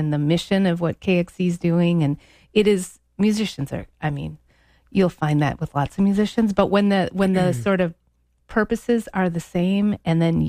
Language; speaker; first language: English; native; English